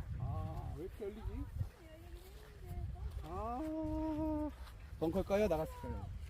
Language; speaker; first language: Korean; native; Korean